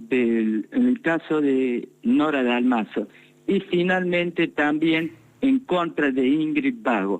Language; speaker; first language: Spanish; native; Spanish